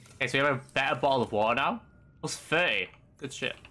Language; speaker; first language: English; native; English